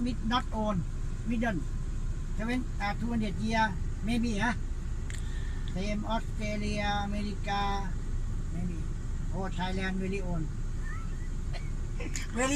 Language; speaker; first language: English; non-native, learner; Thai